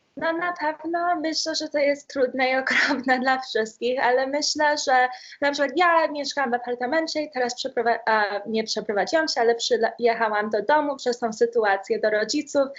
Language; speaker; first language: Polish; early bilingual, heritage; Polish